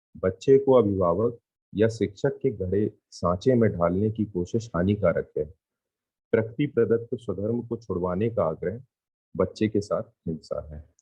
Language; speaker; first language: Hindi; native; Hindi